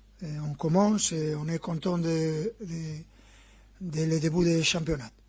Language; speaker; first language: French; non-native, fluent; Spanish